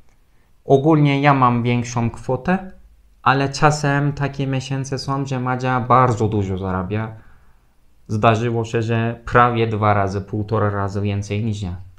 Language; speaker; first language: Polish; non-native, fluent; Turkish